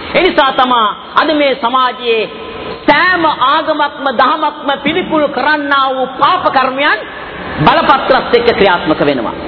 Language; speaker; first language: Sinhala; non-native, local second language; Tamil